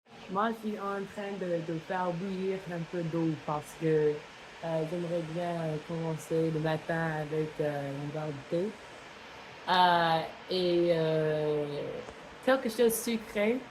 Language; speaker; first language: French; non-native, fluent; English